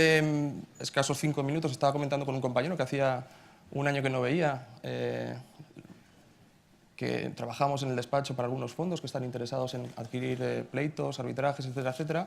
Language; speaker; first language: Spanish; native; Spanish